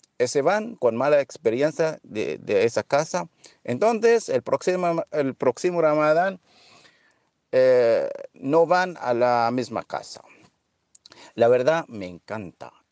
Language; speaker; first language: Spanish; non-native, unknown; Arabic